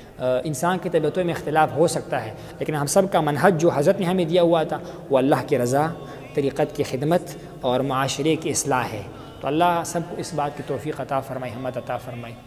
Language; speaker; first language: Urdu; non-native, local second language; Pashto